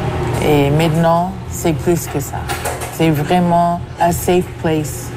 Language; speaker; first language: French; non-native, fluent; English